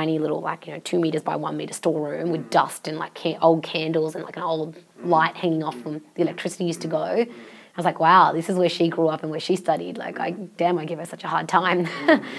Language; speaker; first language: English; non-native, local second language; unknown